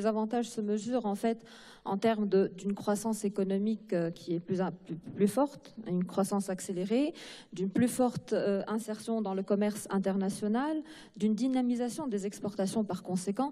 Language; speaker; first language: French; non-native, local second language; Arabic